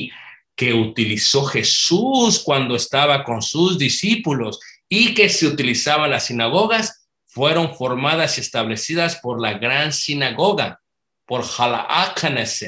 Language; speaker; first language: Spanish; native; Spanish